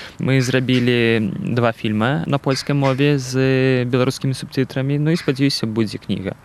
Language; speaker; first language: Belarusian; native; Belarusian